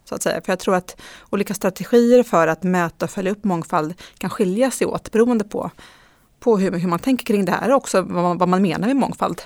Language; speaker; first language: Swedish; native; Swedish